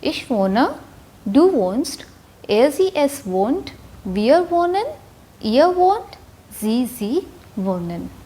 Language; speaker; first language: German; non-native, fluent; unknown